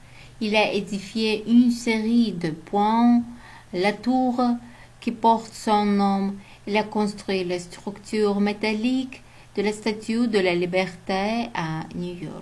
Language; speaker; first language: French; non-native, learner; Uzbek